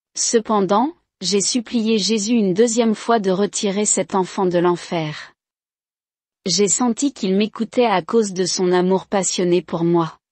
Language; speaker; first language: French; non-native, local second language; Rundi